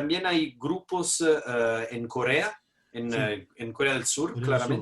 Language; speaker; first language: Spanish; non-native, fluent; Italian